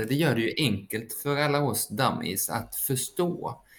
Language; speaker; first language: Swedish; native; Swedish